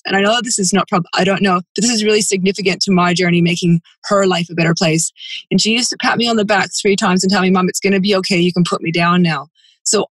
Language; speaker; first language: English; native; English